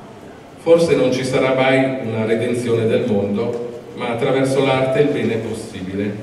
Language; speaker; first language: Italian; native; Italian